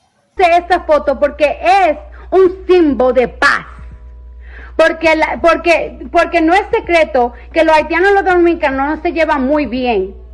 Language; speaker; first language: Spanish; early bilingual, heritage; Spanish